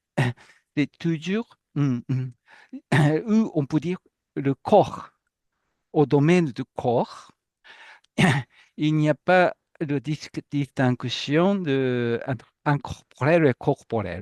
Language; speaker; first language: French; non-native, fluent; Japanese